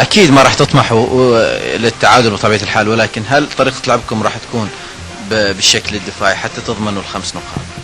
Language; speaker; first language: Arabic; native; Arabic